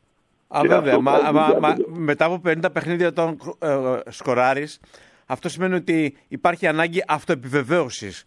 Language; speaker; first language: Greek; native; Greek